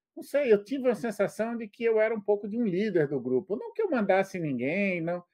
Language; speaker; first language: Portuguese; native; Portuguese